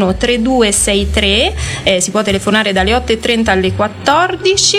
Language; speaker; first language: Italian; native; Italian